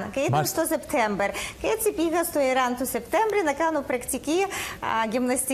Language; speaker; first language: Greek; non-native, learner; Russian